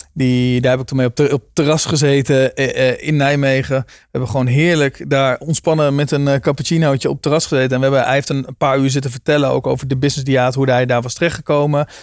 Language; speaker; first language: Dutch; native; Dutch